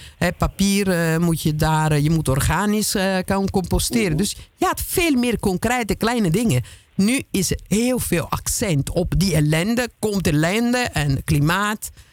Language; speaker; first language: Dutch; non-native, fluent; Italian